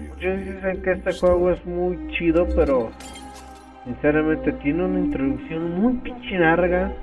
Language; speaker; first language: Spanish; native; Spanish